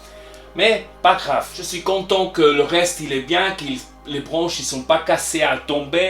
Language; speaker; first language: French; non-native, learner; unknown